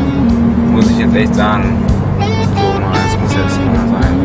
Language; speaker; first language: German; native; German